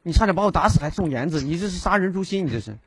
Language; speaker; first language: Chinese; native; Chinese